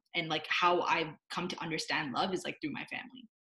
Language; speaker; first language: English; native; English